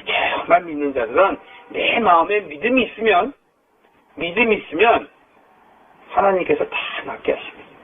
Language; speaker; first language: Korean; native; Korean